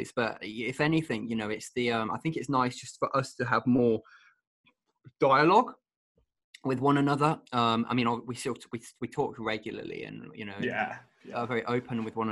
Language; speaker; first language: English; native; English